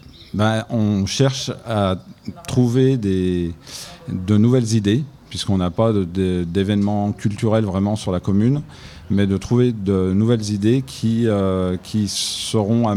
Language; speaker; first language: French; native; French